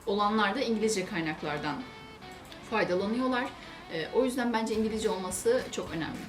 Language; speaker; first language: Turkish; native; Turkish